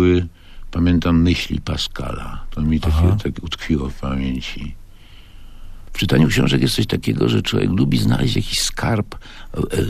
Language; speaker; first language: Polish; native; Polish